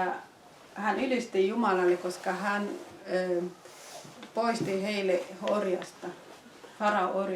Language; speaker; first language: Finnish; non-native, fluent; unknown